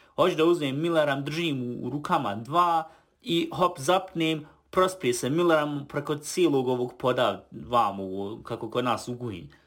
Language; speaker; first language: Bosnian; early bilingual, heritage; Bosnian